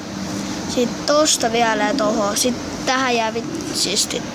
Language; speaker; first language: Finnish; native; Finnish